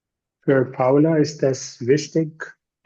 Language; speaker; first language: German; non-native, learner; Urdu